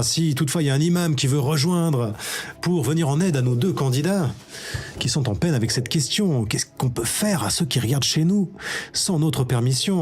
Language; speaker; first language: French; native; French